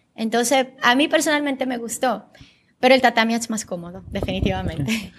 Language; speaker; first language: Spanish; early bilingual, other home language; Bulgarian